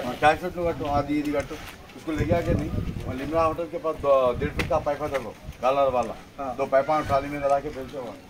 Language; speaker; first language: Hindi; non-native, local second language; Urdu